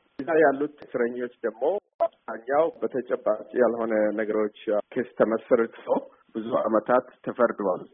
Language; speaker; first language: Amharic; non-native, local second language; Somali